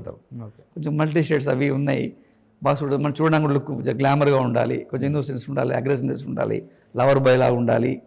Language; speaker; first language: Telugu; native; Telugu